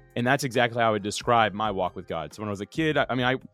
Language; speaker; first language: English; early bilingual, other home language; Italian